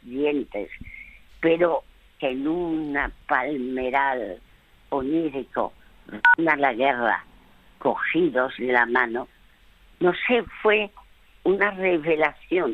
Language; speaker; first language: Spanish; early bilingual, other home language; French